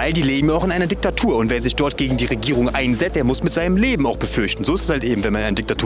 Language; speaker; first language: German; native; German